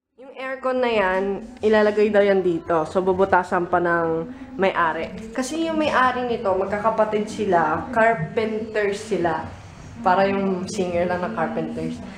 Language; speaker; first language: Filipino; early bilingual, heritage; Filipino